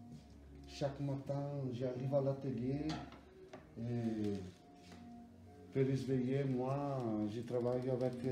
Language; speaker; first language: French; non-native, learner; Italian